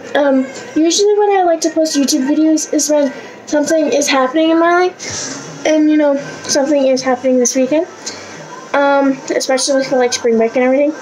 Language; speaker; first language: English; native; English